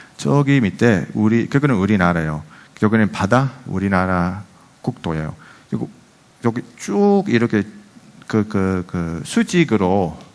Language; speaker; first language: Korean; non-native, fluent; Dutch